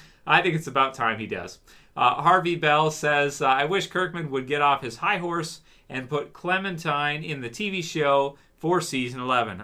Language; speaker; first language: English; native; English